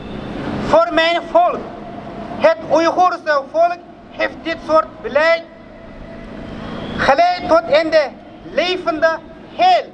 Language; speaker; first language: Dutch; non-native, fluent; Uyghur